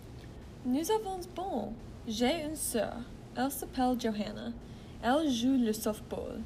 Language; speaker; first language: French; non-native, learner; English